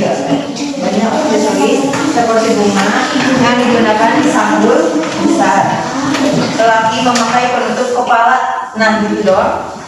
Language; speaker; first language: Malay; non-native, local second language; Sundanese